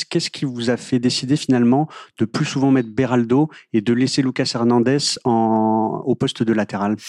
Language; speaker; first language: French; native; French